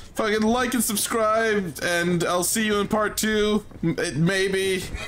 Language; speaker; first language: English; native; English